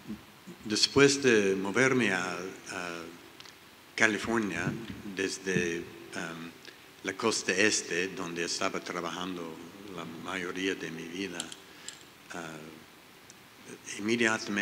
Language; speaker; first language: Spanish; non-native, learner; English